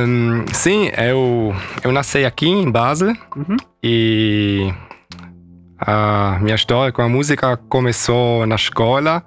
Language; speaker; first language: Portuguese; early bilingual, heritage; German